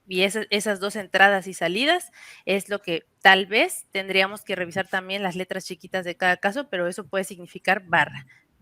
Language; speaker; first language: Spanish; native; Spanish